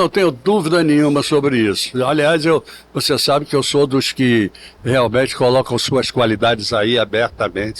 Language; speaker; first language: Portuguese; native; Portuguese